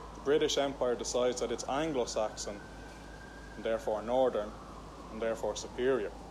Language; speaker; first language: English; native; English